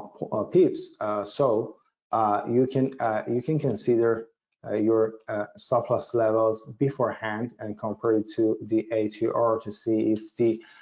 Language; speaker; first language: English; non-native, fluent; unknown